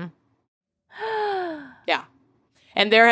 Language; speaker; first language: English; native; English